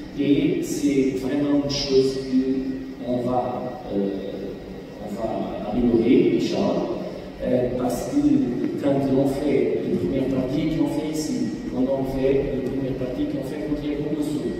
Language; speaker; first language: French; non-native, fluent; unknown